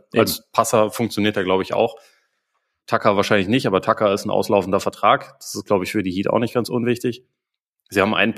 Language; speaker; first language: German; native; German